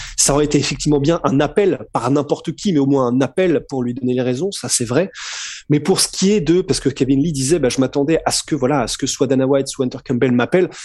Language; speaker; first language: French; native; French